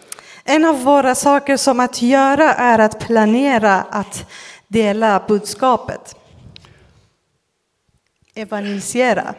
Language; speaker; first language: Swedish; non-native, fluent; Persian